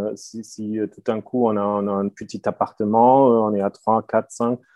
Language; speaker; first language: French; non-native, fluent; German